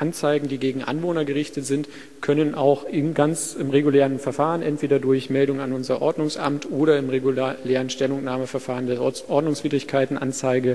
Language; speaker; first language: German; native; German